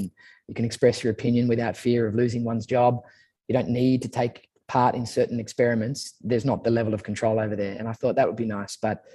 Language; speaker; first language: English; native; English